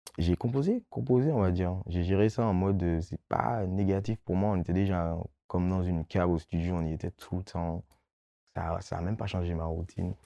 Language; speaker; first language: French; non-native, local second language; Guadeloupean Creole French